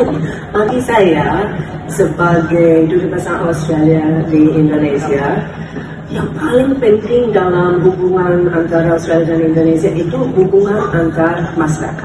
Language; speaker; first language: Indonesian; non-native, fluent; English